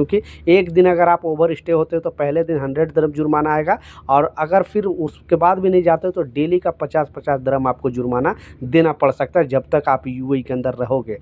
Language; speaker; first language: Hindi; native; Hindi